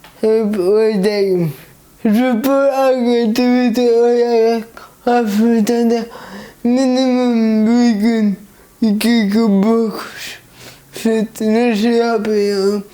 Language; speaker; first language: Turkish; early bilingual, heritage; Turkish